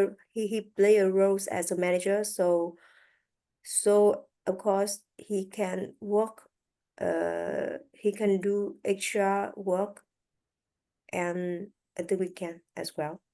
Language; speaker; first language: English; non-native, learner; French